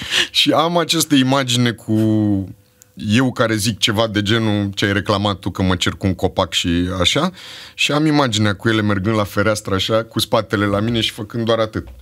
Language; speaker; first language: Romanian; native; Romanian